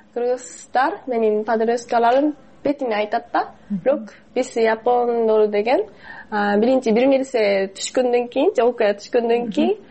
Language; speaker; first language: Kyrgyz; non-native, fluent; Japanese